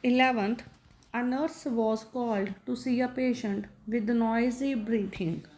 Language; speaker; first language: English; non-native, local second language; Punjabi